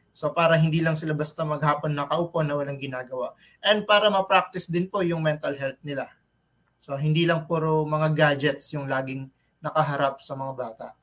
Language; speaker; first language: Filipino; native; Filipino